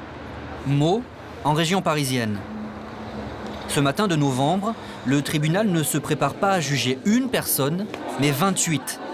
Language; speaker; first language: French; native; French